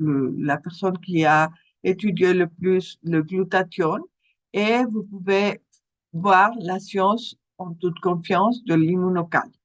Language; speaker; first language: French; non-native, fluent; Spanish